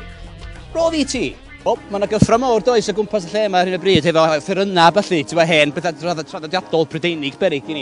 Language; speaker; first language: Welsh; native; Welsh